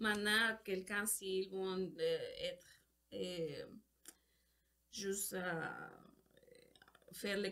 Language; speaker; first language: French; non-native, learner; Spanish